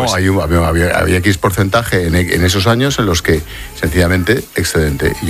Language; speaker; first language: Spanish; native; Spanish